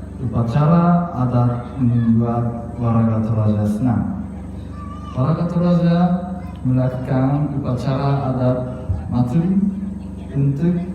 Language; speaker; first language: Indonesian; non-native, learner; Japanese